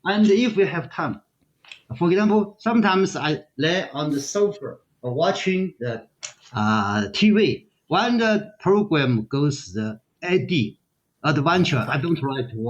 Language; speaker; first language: English; non-native, learner; Chinese